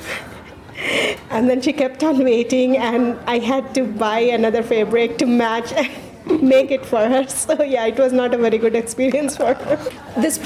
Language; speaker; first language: English; non-native, local second language; Hindi